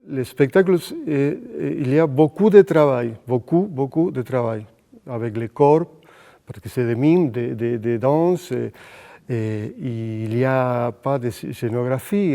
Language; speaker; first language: French; non-native, fluent; Spanish